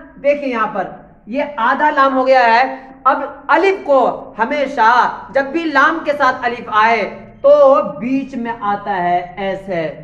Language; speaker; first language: Hindi; native; Hindi